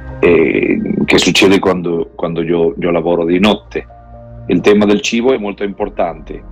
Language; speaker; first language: Italian; non-native, learner; Spanish